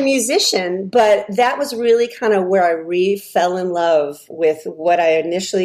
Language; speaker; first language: English; native; English